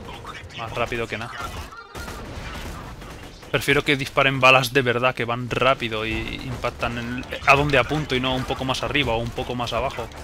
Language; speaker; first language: Spanish; native; Spanish